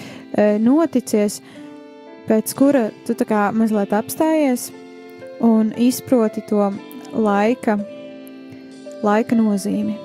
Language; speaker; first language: Latvian; native; Latvian